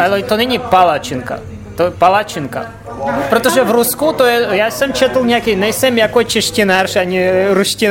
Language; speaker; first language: Czech; non-native, fluent; Russian